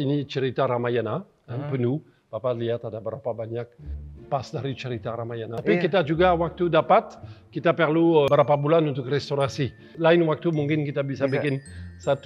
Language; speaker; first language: Indonesian; non-native, fluent; French